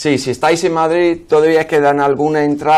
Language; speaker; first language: Spanish; non-native, fluent; English